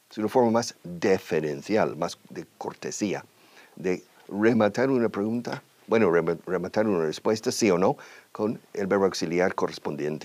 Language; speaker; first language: Spanish; non-native, fluent; English